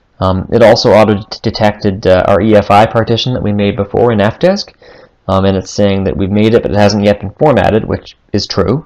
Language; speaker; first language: English; native; English